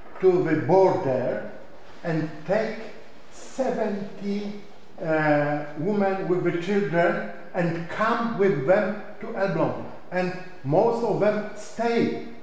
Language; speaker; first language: English; non-native, learner; Polish